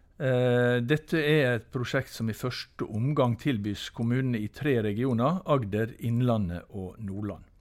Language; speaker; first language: Norwegian; native; Norwegian